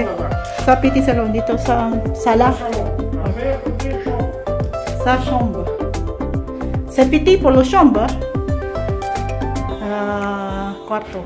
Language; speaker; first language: French; non-native, learner; Filipino